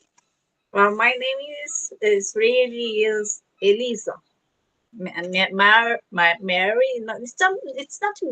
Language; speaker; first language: English; non-native, learner; Portuguese